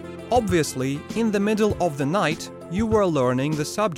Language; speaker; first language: English; non-native, fluent; Russian